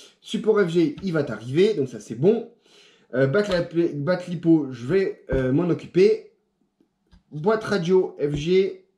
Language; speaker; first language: French; native; French